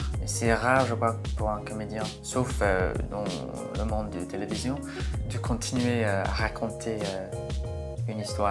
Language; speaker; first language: French; non-native, fluent; English